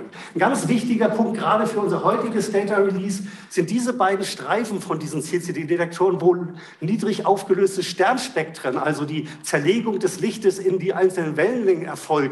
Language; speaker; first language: German; native; German